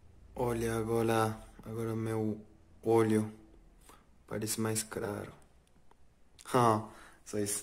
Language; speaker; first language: Portuguese; non-native, learner; Japanese